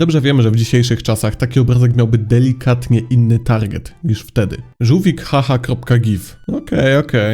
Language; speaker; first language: Polish; native; Polish